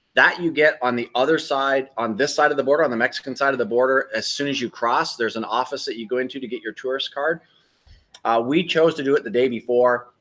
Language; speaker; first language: English; native; English